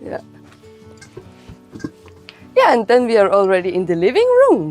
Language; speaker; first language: English; non-native, fluent; Swiss German